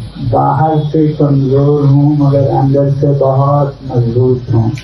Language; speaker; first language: Hindi; non-native, local second language; Ladakhi